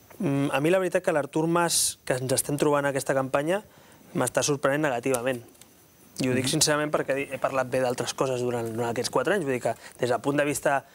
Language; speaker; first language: Catalan; native; Catalan